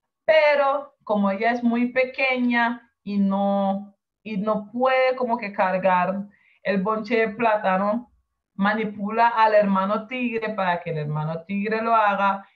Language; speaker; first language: Spanish; non-native, fluent; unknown